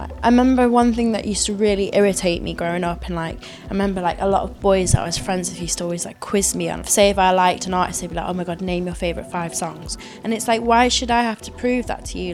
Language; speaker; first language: English; native; English